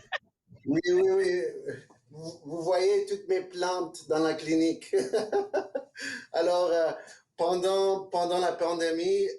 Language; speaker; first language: French; non-native, local second language; English